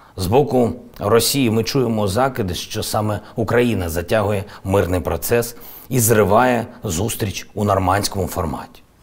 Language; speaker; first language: Ukrainian; non-native, local second language; Russian